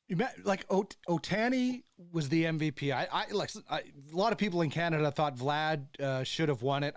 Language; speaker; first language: English; native; English